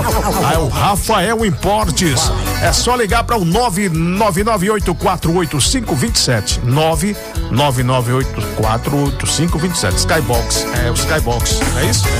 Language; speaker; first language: Portuguese; native; Portuguese